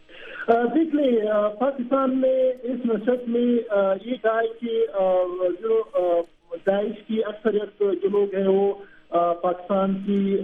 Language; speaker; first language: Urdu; non-native, fluent; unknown